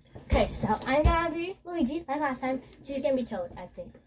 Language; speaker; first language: English; native; English